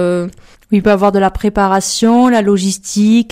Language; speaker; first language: French; native; French